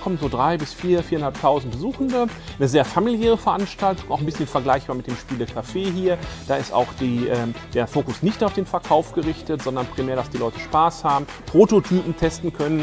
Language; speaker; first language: German; native; German